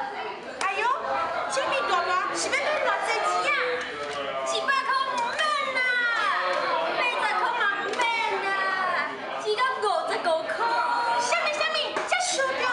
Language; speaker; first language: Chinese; native; Chinese